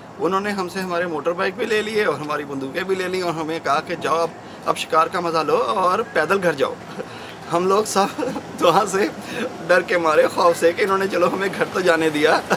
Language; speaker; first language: Urdu; non-native, local second language; Punjabi